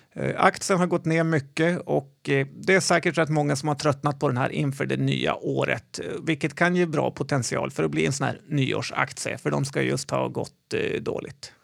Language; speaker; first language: Swedish; native; Swedish